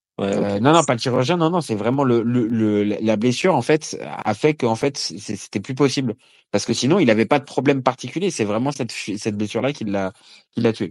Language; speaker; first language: French; native; French